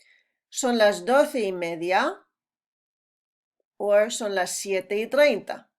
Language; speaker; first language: Spanish; non-native, fluent; English